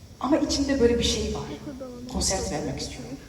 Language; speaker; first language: Turkish; early bilingual, heritage; Turkish